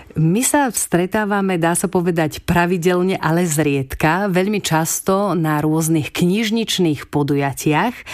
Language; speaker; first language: Slovak; native; Slovak